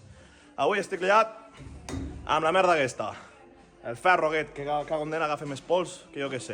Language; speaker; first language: Catalan; native; Catalan